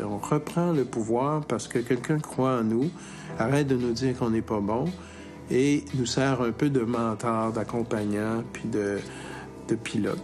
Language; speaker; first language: French; native; French